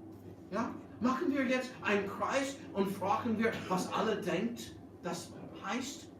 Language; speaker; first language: German; early bilingual, heritage; English